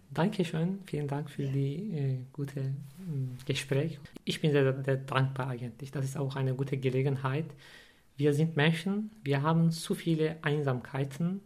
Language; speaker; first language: German; non-native, fluent; Turkish